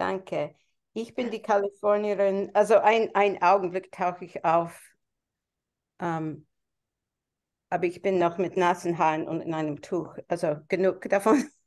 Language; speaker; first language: German; non-native, fluent; English